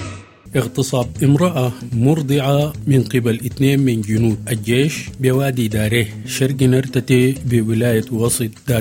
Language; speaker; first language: Arabic; native; Arabic